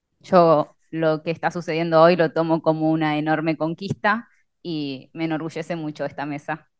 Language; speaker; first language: Spanish; native; Spanish